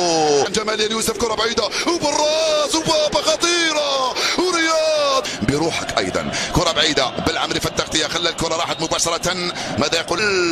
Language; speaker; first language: Arabic; native; Arabic